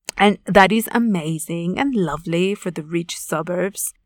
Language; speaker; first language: English; non-native, fluent; Spanish